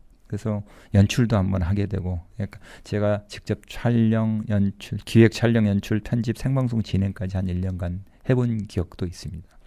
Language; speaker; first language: Korean; native; Korean